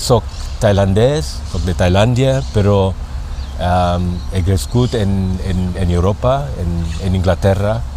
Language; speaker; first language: Catalan; non-native, learner; Thai